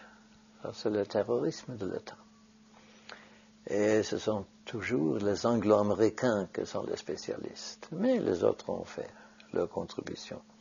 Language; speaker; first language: French; non-native, fluent; Norwegian